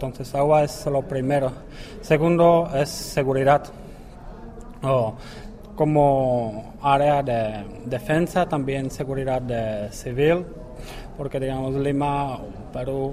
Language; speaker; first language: Spanish; non-native, fluent; Czech